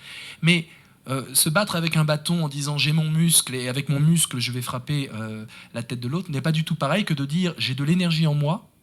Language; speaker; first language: French; native; French